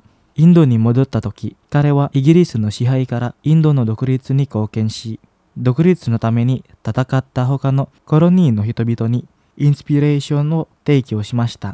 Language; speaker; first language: Japanese; non-native, fluent; Indonesian